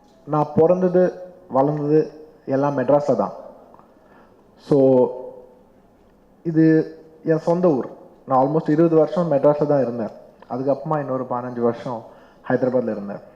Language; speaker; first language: Tamil; non-native, local second language; Telugu